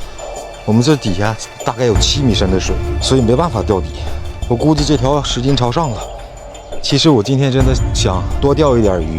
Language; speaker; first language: Chinese; native; Chinese